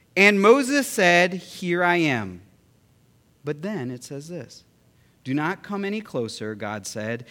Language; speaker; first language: English; early bilingual, other home language; Filipino